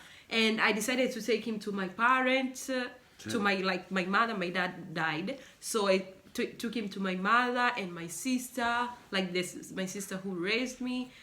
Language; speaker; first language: English; non-native, local second language; Swahili